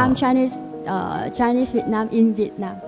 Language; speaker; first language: English; non-native, learner; Vietnamese